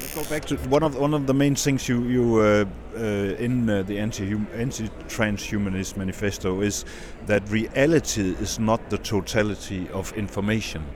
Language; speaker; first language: English; non-native, fluent; Danish